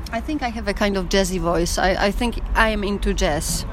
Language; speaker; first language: English; non-native, fluent; Polish